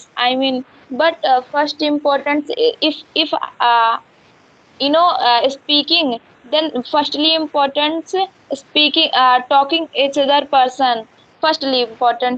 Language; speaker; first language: English; non-native, learner; Hindi